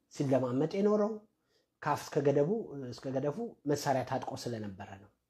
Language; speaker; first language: Amharic; native; Amharic